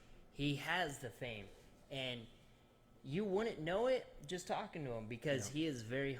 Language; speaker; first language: English; native; English